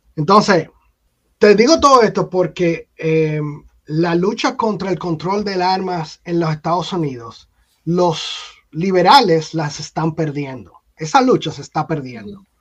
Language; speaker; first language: Spanish; native; Spanish